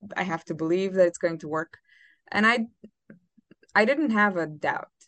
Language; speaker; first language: English; non-native, fluent; Romanian